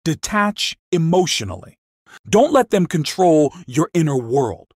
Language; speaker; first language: English; non-native, local second language; Filipino